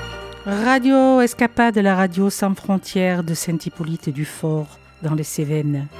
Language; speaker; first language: French; native; French